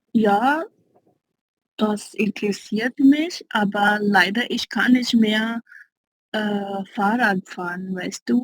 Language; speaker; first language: German; non-native, learner; Hindi